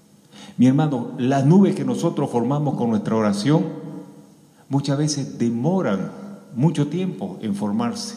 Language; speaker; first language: Spanish; native; Spanish